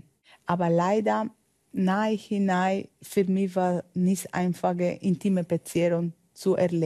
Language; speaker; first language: German; non-native, learner; Spanish